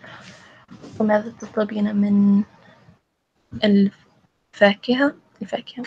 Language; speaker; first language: Arabic; non-native, learner; English